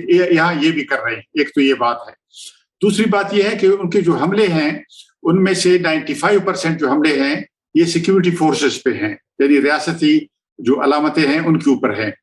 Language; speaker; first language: Urdu; non-native, local second language; Pashto